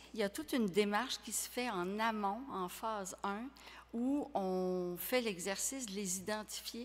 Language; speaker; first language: French; native; French